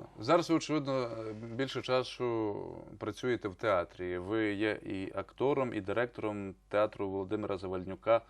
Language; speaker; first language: Ukrainian; native; Ukrainian